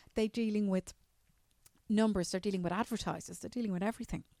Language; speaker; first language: English; native; English